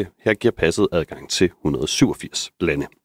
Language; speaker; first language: Danish; native; Danish